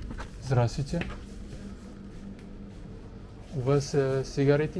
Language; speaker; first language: Russian; non-native, learner; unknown